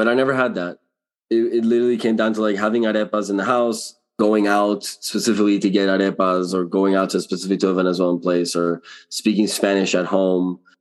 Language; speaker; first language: English; early bilingual, other home language; Spanish